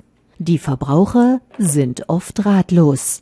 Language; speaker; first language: German; native; German